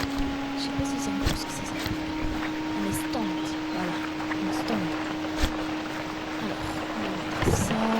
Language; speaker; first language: French; non-native, fluent; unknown